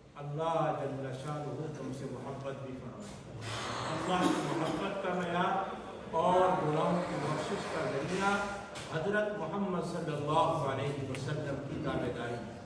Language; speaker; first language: Urdu; non-native, local second language; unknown